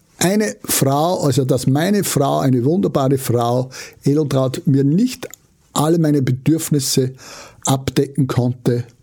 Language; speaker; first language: German; native; German